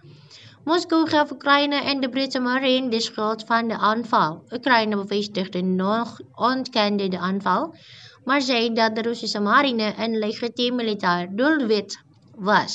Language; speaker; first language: Dutch; non-native, fluent; Indonesian